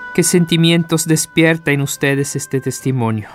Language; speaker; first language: Spanish; non-native, fluent; Italian